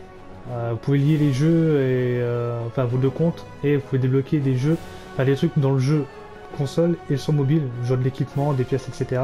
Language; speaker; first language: French; native; French